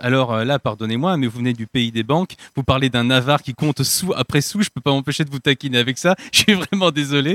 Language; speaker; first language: French; native; French